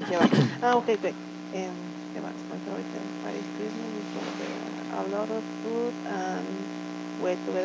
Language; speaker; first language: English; non-native, learner; Spanish